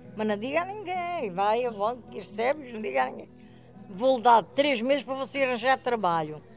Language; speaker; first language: Portuguese; native; Portuguese